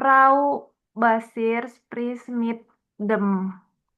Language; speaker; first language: German; non-native, learner; Indonesian